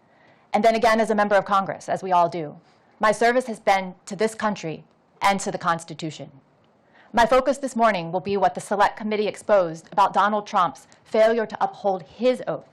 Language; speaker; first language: English; native; English